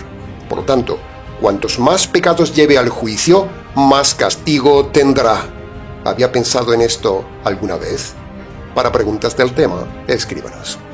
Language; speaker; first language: Spanish; native; Spanish